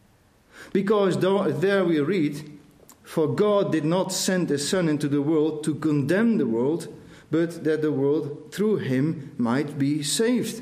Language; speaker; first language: English; non-native, fluent; Dutch